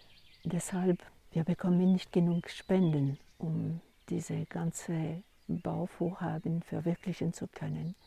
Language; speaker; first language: German; non-native, fluent; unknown